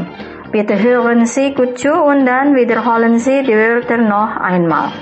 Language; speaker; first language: German; non-native, fluent; Indonesian